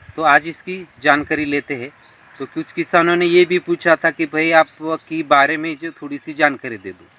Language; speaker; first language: Hindi; non-native, local second language; Marathi